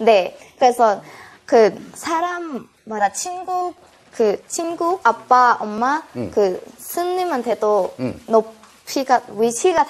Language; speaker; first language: Korean; non-native, learner; Thai